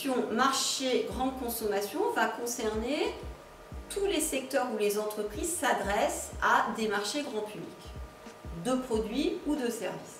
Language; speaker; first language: French; native; French